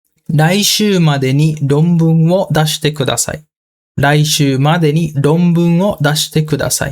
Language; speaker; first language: Japanese; non-native, fluent; Sinhala